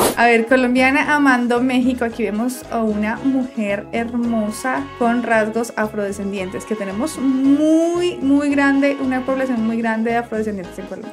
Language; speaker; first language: Spanish; native; Spanish